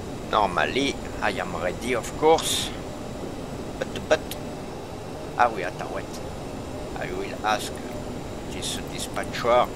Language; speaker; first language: English; non-native, learner; French